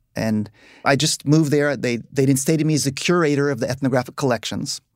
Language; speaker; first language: English; native; English